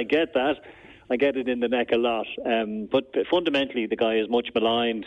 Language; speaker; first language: English; native; English